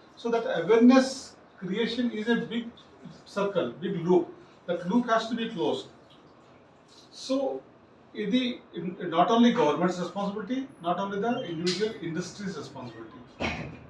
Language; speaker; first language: English; non-native, local second language; Telugu